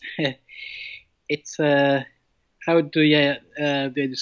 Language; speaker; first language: English; non-native, fluent; Rundi